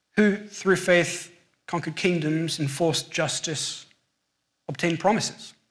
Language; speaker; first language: English; native; English